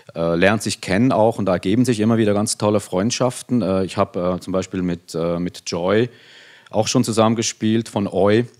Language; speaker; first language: German; native; German